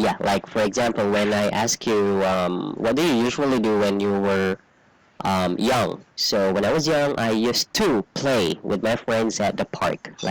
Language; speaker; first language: English; non-native, fluent; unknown